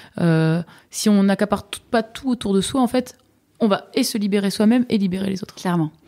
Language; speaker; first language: French; native; French